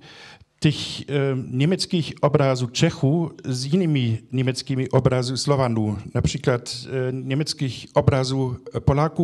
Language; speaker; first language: Czech; non-native, fluent; German